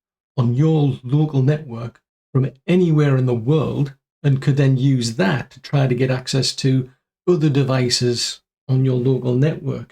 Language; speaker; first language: English; native; English